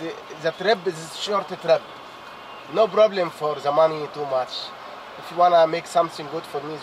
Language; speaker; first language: English; non-native, learner; Arabic